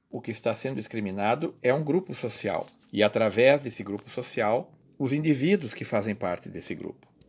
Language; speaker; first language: Portuguese; native; Portuguese